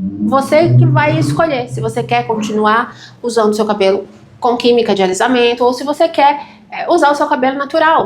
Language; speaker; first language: Portuguese; native; Portuguese